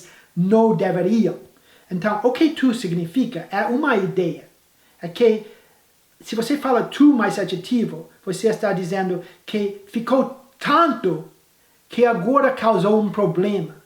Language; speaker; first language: Portuguese; non-native, fluent; English